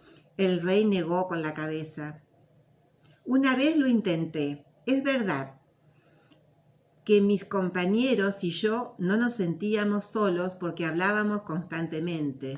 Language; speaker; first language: Spanish; native; Spanish